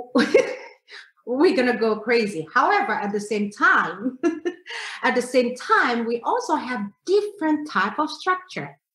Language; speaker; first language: English; non-native, fluent; Indonesian